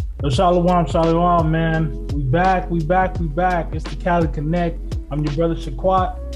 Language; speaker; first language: English; native; English